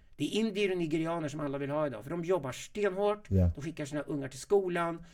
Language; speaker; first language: Swedish; native; Swedish